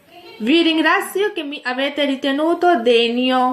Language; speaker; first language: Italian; non-native, fluent; Urdu